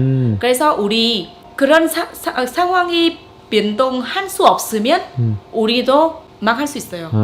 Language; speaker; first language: Korean; non-native, fluent; Vietnamese